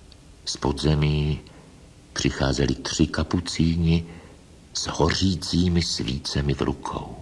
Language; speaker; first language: Czech; native; Czech